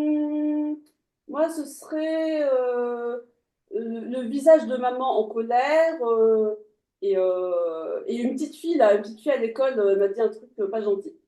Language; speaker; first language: French; native; French